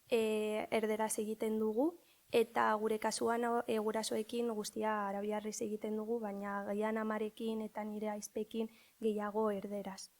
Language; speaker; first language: Basque; early bilingual, other home language; Arabic